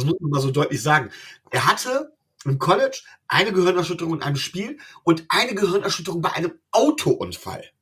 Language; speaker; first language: German; native; German